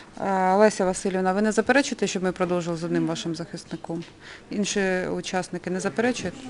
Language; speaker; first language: Ukrainian; native; Ukrainian